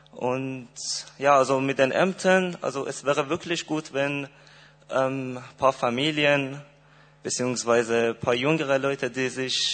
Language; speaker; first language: German; non-native, fluent; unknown